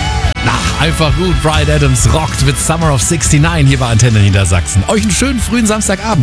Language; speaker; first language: German; native; German